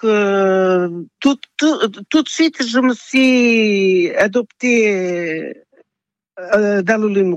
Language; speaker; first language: French; non-native, fluent; Portuguese